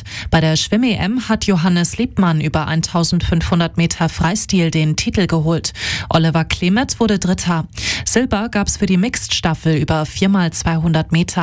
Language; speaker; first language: German; native; German